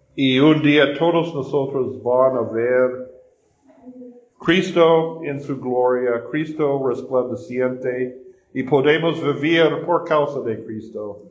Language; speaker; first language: Spanish; non-native, fluent; English